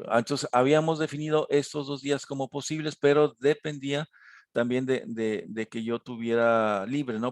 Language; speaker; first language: Spanish; native; Spanish